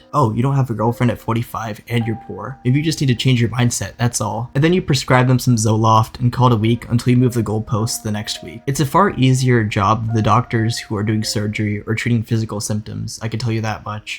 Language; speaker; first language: English; native; English